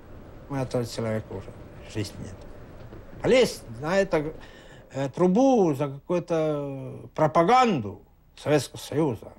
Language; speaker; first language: Russian; native; Russian